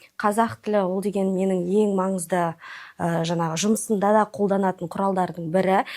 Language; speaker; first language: Kazakh; non-native, local second language; Russian